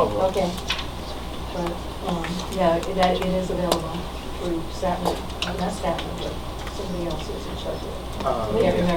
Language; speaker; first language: English; native; English